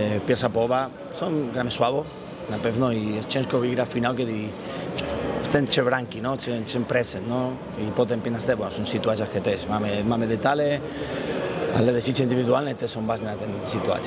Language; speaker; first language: Polish; non-native, learner; Spanish